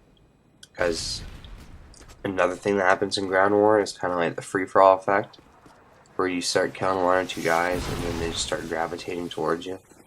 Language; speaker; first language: English; native; English